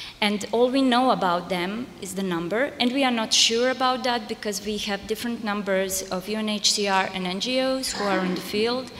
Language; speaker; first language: English; non-native, fluent; Serbian